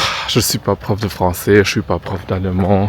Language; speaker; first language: French; non-native, fluent; Indonesian